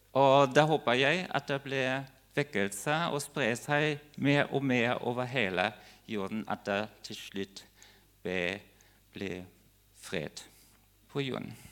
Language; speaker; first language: Norwegian; non-native, fluent; German